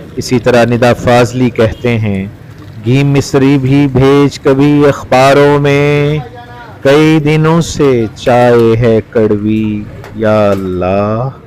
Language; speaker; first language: Urdu; native; Urdu